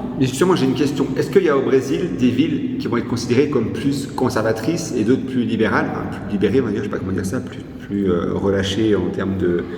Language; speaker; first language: French; native; French